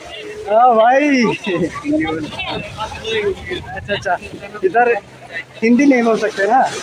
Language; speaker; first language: Hindi; non-native, learner; Bangla